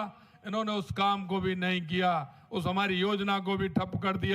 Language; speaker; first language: Hindi; native; Hindi